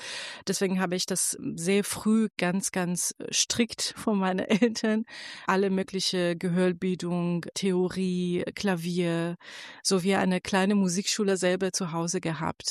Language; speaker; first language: German; non-native, fluent; Persian